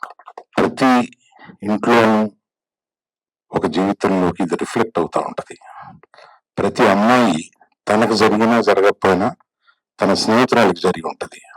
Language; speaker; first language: Telugu; native; Telugu